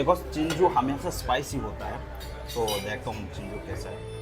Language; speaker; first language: Hindi; non-native, local second language; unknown